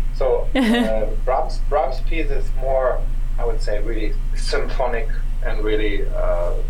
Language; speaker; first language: English; non-native, fluent; German